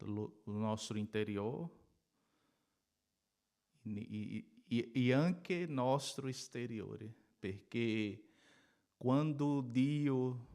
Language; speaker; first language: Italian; non-native, learner; Portuguese